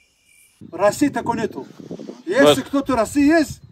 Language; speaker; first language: Russian; non-native, local second language; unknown